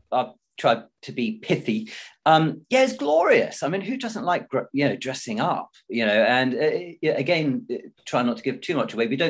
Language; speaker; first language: English; native; English